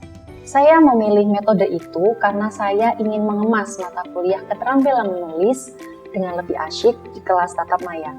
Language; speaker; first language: Indonesian; native; Indonesian